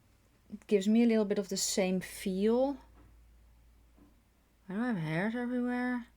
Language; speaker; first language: English; non-native, fluent; Dutch